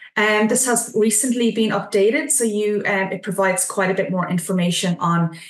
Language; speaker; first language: English; native; English